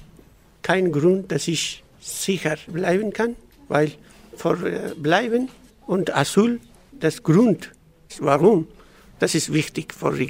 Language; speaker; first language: German; non-native, learner; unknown